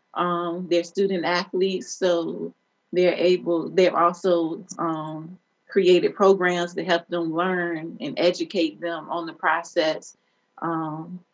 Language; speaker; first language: English; native; English